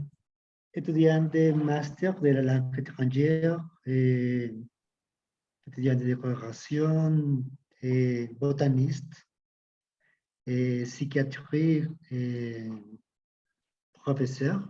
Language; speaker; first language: French; non-native, learner; Spanish